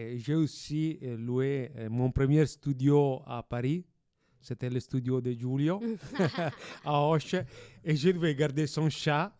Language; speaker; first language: French; non-native, fluent; Italian